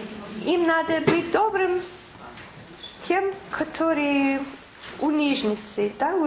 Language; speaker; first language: Russian; non-native, fluent; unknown